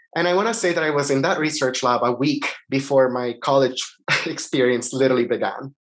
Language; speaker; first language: English; non-native, fluent; Italian